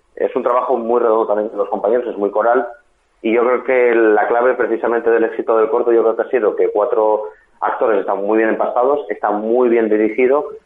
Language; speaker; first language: Spanish; native; Spanish